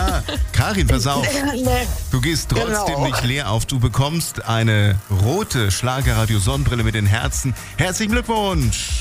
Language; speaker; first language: German; native; German